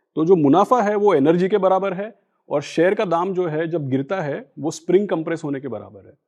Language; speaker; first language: Hindi; non-native, local second language; Gujarati